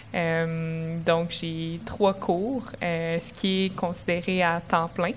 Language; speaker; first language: French; native; French